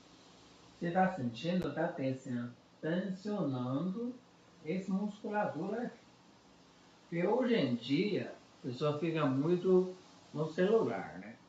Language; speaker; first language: Portuguese; non-native, fluent; Chinese